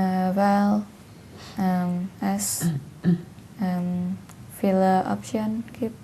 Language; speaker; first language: German; non-native, learner; Indonesian